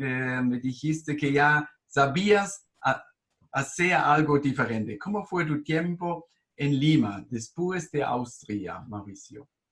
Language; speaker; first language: Spanish; non-native, fluent; German